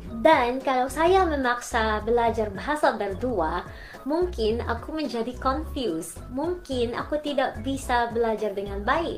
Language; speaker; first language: Indonesian; non-native, fluent; Filipino